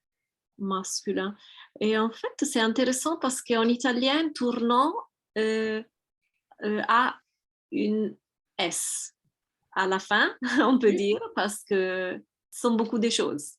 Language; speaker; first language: French; non-native, fluent; Italian